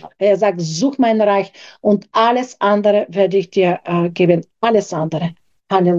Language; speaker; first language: German; non-native, fluent; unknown